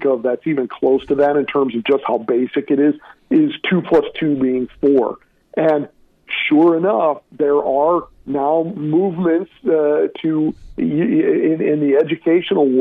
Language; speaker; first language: English; native; English